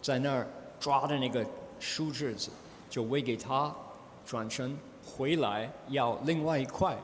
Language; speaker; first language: Chinese; non-native, fluent; English